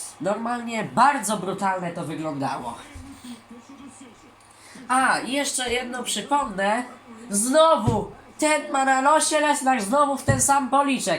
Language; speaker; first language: Polish; native; Polish